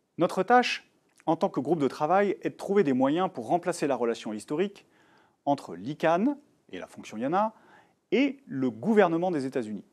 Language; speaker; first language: French; native; French